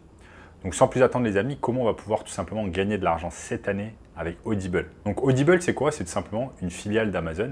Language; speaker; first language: French; native; French